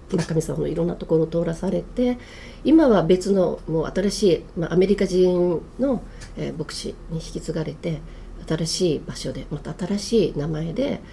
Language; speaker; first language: Japanese; native; Japanese